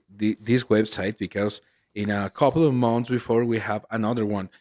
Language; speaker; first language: English; non-native, learner; Spanish